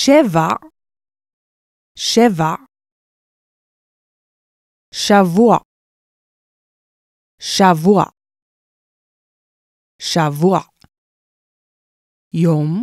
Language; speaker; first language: Hebrew; non-native, fluent; English